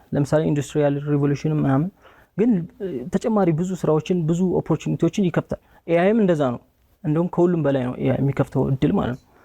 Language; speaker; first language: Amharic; native; Amharic